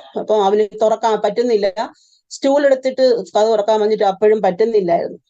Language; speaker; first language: Malayalam; native; Malayalam